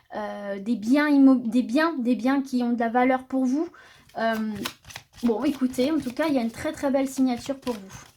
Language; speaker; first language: French; native; French